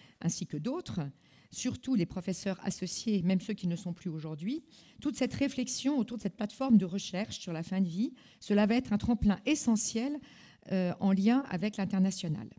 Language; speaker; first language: French; native; French